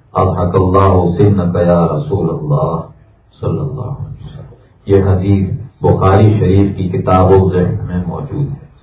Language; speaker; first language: Urdu; native; Urdu